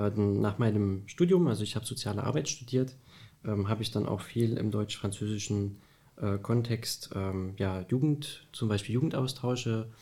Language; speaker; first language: German; native; German